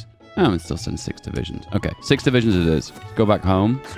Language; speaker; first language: English; native; English